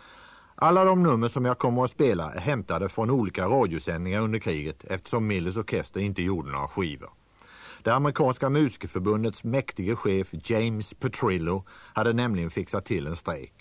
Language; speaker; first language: Swedish; native; Swedish